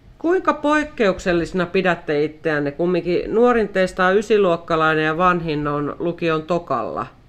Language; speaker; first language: Finnish; native; Finnish